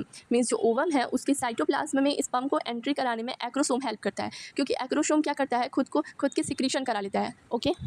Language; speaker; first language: Hindi; native; Hindi